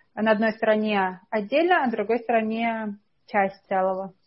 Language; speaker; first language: Russian; native; Russian